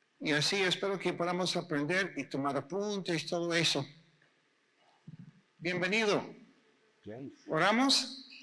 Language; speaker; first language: Spanish; native; Spanish